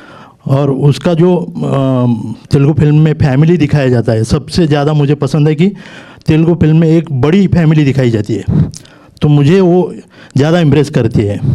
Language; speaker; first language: Hindi; non-native, local second language; Marathi